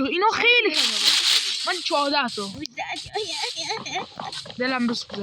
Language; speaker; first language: Persian; native; Persian